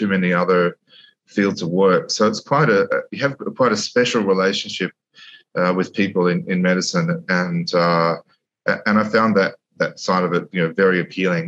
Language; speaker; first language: English; native; English